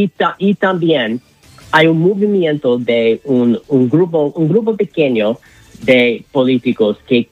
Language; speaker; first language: Spanish; non-native, learner; English